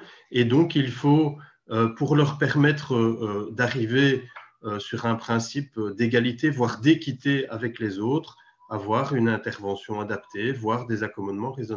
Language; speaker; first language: French; native; French